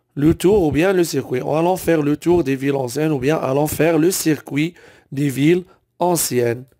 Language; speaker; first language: French; non-native, local second language; Arabic